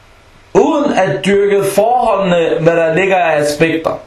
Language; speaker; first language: Danish; non-native, local second language; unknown